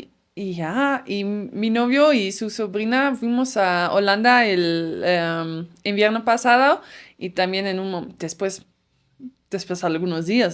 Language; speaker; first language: Spanish; non-native, fluent; Dutch